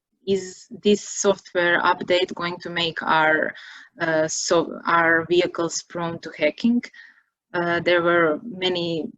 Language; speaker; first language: English; non-native, fluent; Croatian